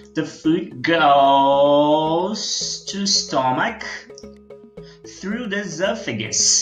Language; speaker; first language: English; non-native, fluent; Portuguese